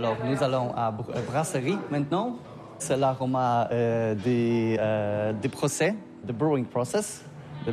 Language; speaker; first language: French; non-native, learner; Polish